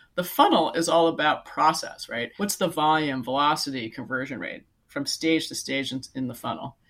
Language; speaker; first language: English; native; English